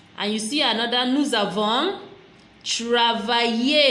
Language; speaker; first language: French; non-native, fluent; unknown